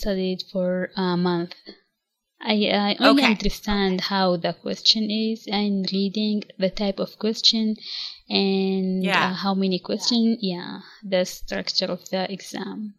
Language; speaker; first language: English; non-native, local second language; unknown